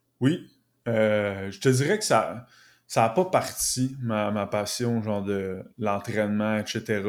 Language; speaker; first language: French; native; French